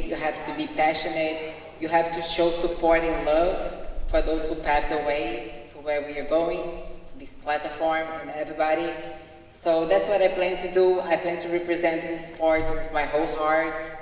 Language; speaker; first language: English; non-native, learner; Spanish